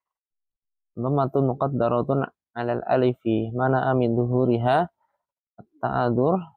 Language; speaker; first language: Arabic; non-native, fluent; Indonesian